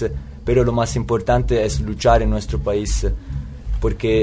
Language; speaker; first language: Spanish; non-native, fluent; Italian